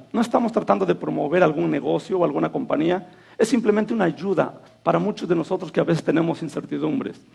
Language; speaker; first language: Spanish; native; Spanish